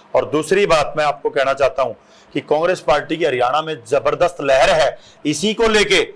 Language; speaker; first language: Hindi; native; Hindi